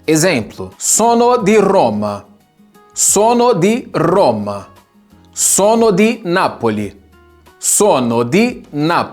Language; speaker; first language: Italian; non-native, fluent; Portuguese